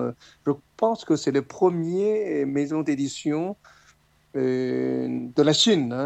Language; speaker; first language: French; non-native, fluent; Chinese